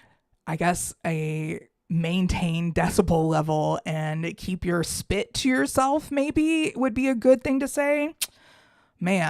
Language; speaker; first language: English; native; English